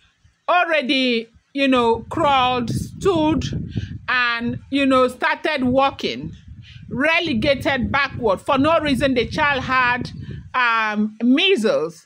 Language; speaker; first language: English; non-native, local second language; Yoruba